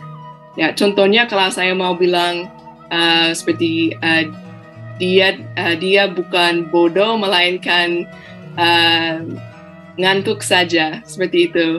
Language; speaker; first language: Indonesian; non-native, fluent; English